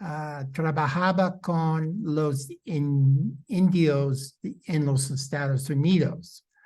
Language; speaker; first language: Spanish; non-native, fluent; English